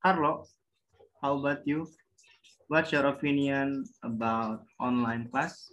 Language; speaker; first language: English; non-native, learner; Indonesian